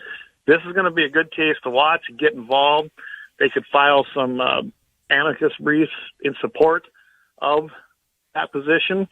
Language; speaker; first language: English; native; English